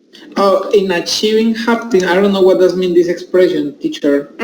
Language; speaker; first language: English; non-native, learner; Spanish